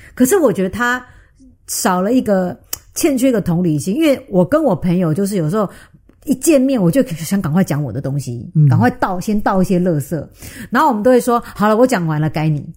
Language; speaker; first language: Chinese; native; Chinese